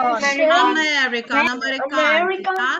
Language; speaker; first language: English; non-native, learner; Ukrainian